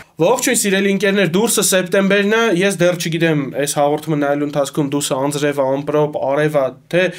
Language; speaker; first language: Armenian; native; Armenian